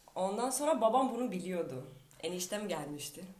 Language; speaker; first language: Turkish; non-native, fluent; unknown